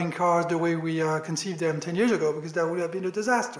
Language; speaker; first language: English; non-native, fluent; French